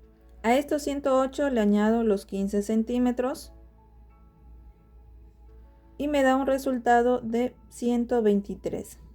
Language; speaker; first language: Spanish; native; Spanish